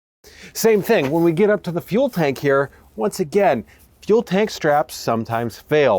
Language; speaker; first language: English; native; English